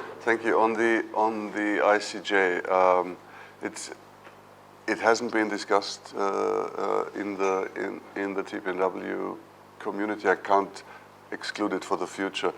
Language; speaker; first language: English; non-native, fluent; German